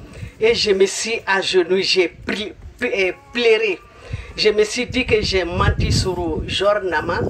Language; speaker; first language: French; non-native, local second language; Bambara